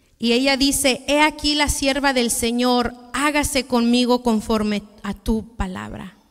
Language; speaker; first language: Spanish; early bilingual, heritage; Spanish